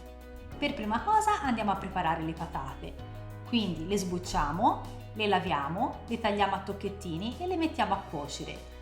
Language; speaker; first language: Italian; native; Italian